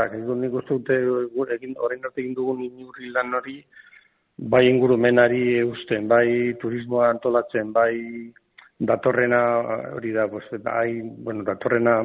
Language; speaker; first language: Basque; non-native, local second language; Spanish